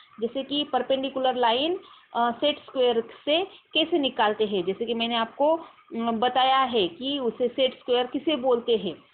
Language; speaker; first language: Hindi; non-native, local second language; Marathi